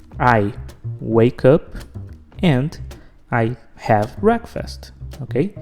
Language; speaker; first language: English; non-native, fluent; Portuguese